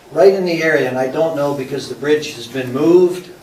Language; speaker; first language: English; native; English